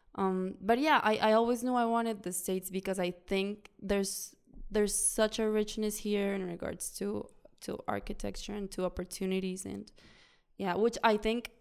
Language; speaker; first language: English; non-native, fluent; Spanish